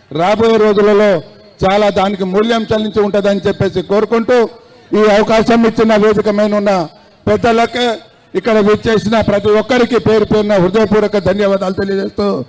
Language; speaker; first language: Telugu; non-native, local second language; Lambadi